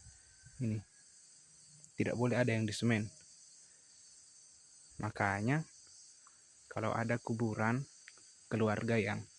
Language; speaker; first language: Indonesian; native; Indonesian